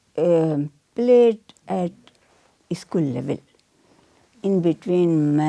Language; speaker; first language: English; non-native, local second language; Urdu